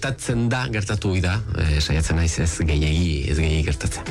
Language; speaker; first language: Basque; native; Basque